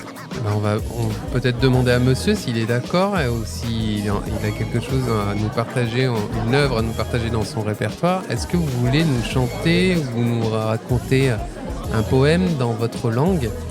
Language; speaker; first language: French; native; French